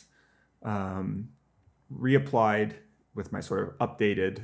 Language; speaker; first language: English; native; English